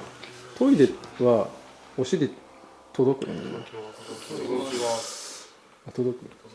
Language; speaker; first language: Japanese; native; Japanese